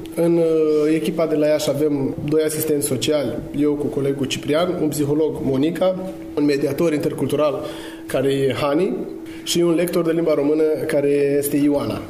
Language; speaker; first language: Romanian; native; Romanian